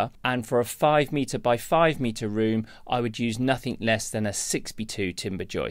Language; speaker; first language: English; native; English